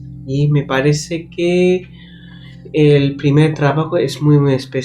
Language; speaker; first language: Spanish; non-native, learner; Bangla